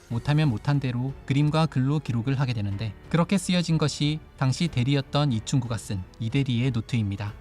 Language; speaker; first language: Korean; native; Korean